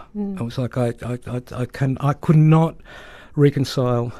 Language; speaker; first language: English; native; English